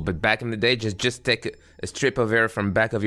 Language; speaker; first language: English; non-native, fluent; French